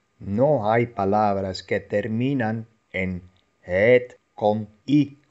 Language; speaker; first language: Spanish; non-native, fluent; Dutch